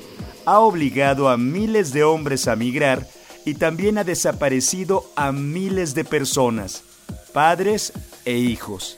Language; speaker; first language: Spanish; native; Spanish